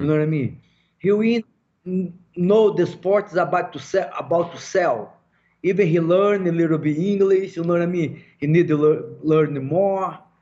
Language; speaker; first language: English; non-native, fluent; Portuguese